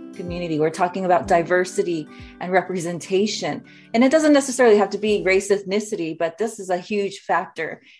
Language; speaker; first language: English; native; English